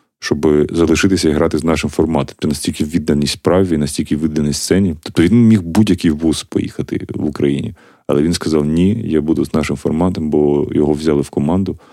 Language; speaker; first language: Ukrainian; native; Ukrainian